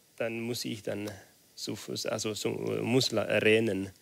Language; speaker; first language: German; non-native, learner; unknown